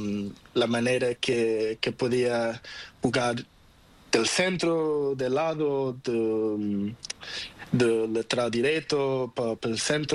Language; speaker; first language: Spanish; non-native, learner; Portuguese